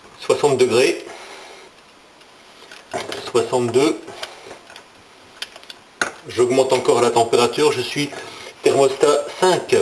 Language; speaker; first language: French; native; French